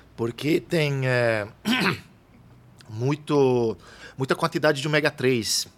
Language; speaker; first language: Portuguese; non-native, fluent; Italian